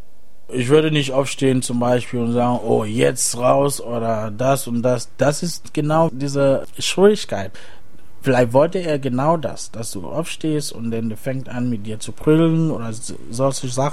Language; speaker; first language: German; non-native, fluent; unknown